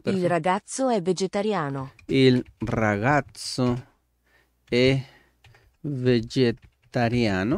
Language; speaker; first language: Italian; non-native, learner; Spanish